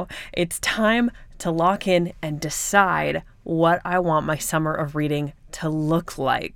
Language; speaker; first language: English; native; English